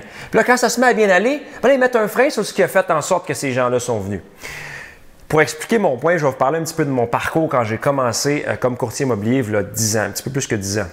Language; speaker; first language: French; native; French